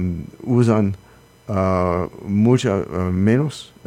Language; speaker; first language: Spanish; non-native, learner; English